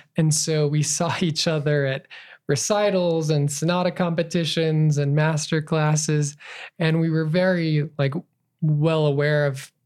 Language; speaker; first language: English; native; English